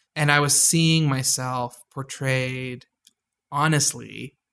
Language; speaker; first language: English; native; English